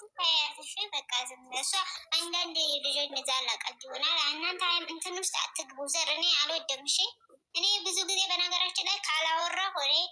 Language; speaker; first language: Amharic; native; Amharic